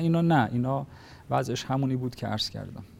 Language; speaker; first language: Persian; native; Persian